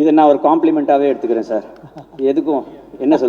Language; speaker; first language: Tamil; native; Tamil